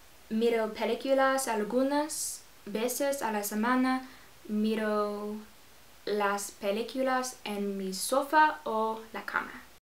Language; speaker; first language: Spanish; non-native, learner; English